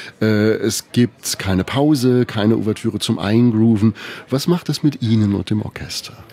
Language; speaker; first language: German; native; German